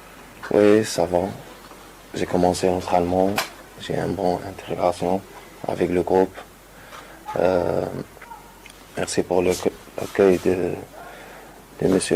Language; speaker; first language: French; non-native, learner; Arabic